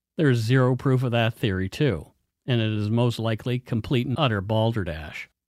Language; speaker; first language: English; native; English